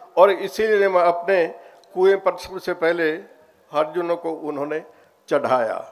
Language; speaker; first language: Hindi; native; Hindi